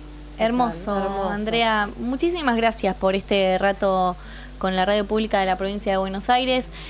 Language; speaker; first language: Spanish; native; Spanish